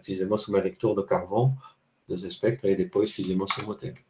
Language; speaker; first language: Portuguese; non-native, fluent; French